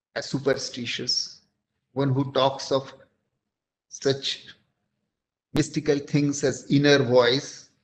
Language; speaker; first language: English; non-native, local second language; Marathi